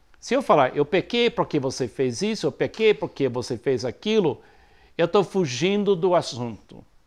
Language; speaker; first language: Portuguese; non-native, fluent; English